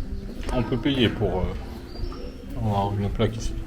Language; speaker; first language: French; non-native, fluent; Japanese